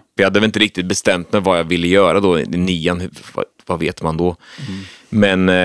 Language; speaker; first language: Swedish; native; Swedish